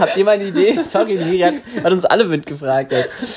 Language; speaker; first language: German; native; German